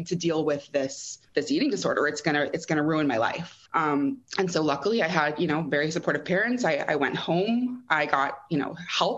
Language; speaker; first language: English; native; English